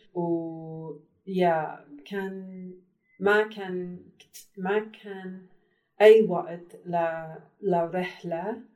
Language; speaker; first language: Arabic; non-native, learner; English